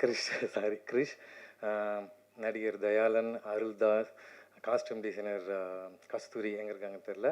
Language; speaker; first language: Tamil; native; Tamil